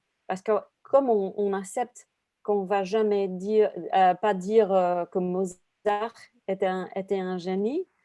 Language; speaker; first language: French; non-native, fluent; English